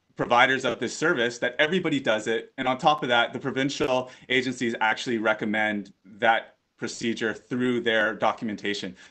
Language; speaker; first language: English; native; English